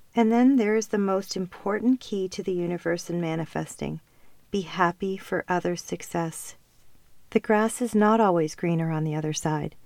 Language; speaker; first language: English; native; English